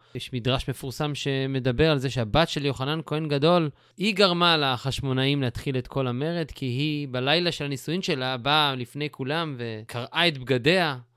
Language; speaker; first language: Hebrew; native; Hebrew